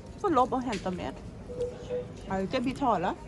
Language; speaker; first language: Swedish; non-native, learner; Thai